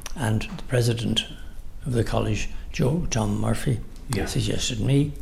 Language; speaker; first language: English; native; English